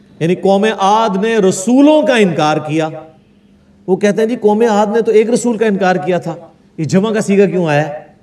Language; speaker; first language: Urdu; non-native, local second language; Punjabi